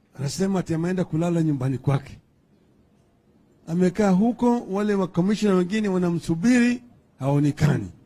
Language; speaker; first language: Swahili; non-native, local second language; Luo (Kenya and Tanzania)